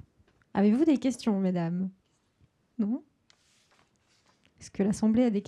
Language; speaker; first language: French; native; French